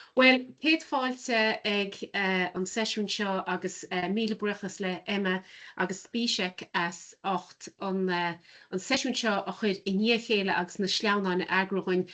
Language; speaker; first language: Irish; native; Irish